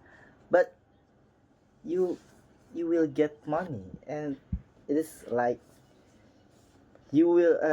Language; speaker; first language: English; non-native, learner; Indonesian